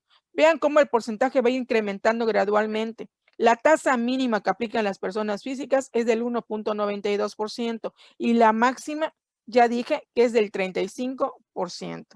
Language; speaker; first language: Spanish; native; Spanish